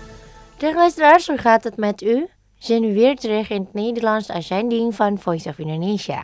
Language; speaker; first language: Dutch; non-native, learner; Indonesian